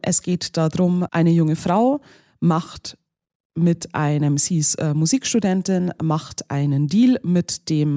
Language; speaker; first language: German; native; German